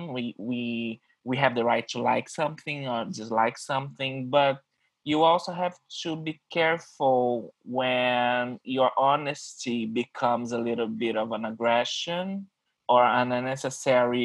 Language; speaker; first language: English; non-native, fluent; Portuguese